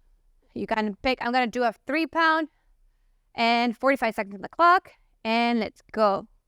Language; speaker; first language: English; non-native, fluent; Italian